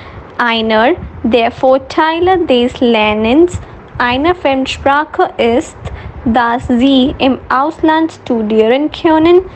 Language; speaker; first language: German; non-native, learner; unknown